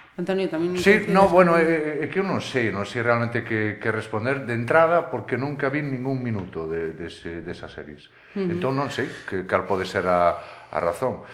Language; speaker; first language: Galician; native; Galician